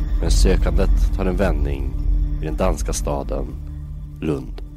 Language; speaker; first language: Swedish; native; Swedish